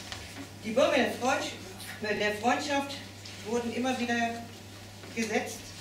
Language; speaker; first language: German; native; German